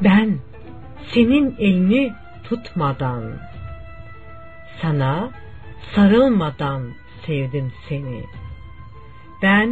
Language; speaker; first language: Turkish; native; Turkish